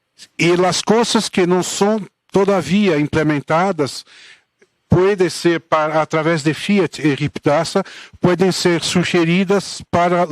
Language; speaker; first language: Spanish; non-native, fluent; Portuguese